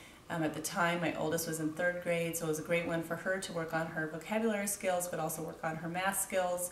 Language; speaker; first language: English; native; English